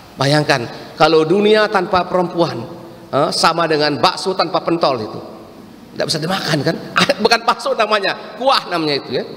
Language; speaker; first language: Indonesian; non-native, local second language; Balinese